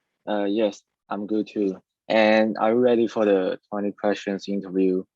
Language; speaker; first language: English; non-native, learner; Chinese